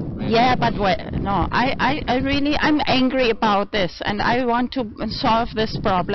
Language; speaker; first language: English; non-native, fluent; German